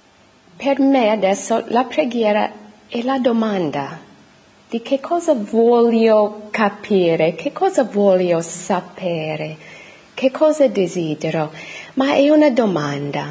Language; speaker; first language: Italian; non-native, fluent; English